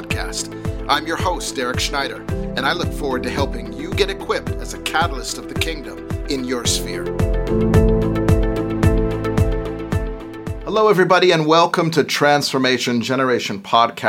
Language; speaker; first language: English; native; English